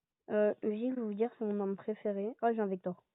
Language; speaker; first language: French; native; French